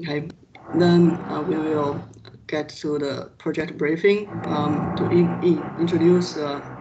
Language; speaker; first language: English; non-native, fluent; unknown